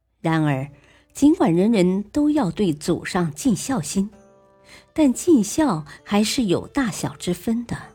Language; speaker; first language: Chinese; native; Chinese